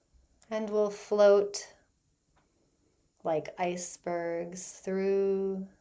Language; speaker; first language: English; native; English